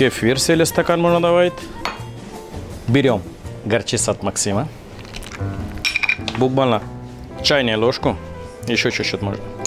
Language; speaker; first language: Russian; non-native, learner; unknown